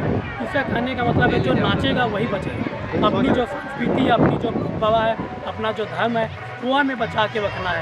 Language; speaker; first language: Hindi; native; Hindi